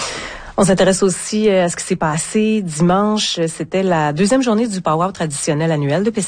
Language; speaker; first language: French; native; French